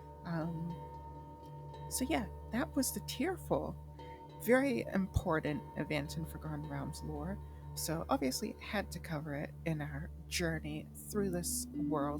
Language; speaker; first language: English; native; English